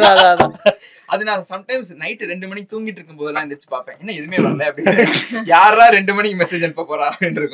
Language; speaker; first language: Tamil; native; Tamil